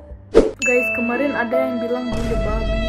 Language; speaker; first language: Indonesian; non-native, fluent; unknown